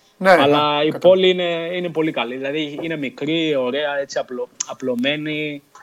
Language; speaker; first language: Greek; early bilingual, other home language; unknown